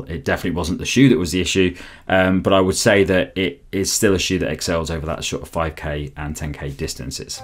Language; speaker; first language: English; native; English